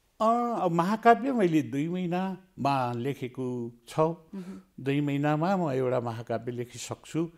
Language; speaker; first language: Nepali; native; Nepali